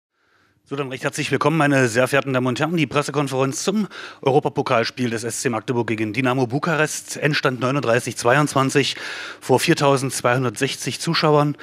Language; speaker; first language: German; native; German